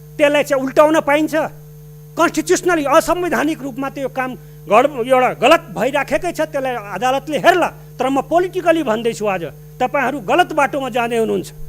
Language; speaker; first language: Nepali; non-native, local second language; Maithili